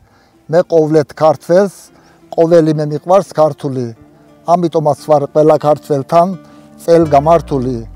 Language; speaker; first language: Georgian; early bilingual, heritage; Georgian